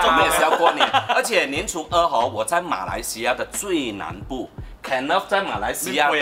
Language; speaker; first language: Chinese; native; Chinese